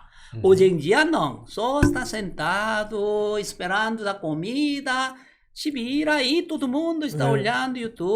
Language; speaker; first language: Portuguese; non-native, learner; Korean